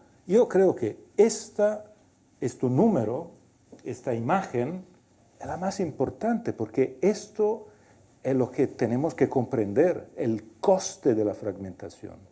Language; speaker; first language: Spanish; non-native, fluent; Italian